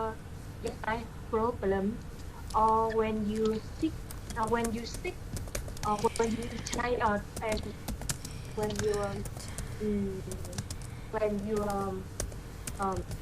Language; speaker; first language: English; non-native, learner; Vietnamese